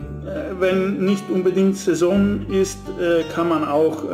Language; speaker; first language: German; non-native, fluent; Italian